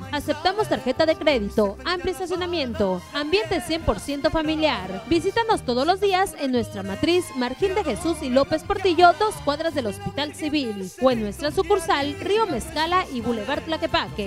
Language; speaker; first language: Spanish; native; Spanish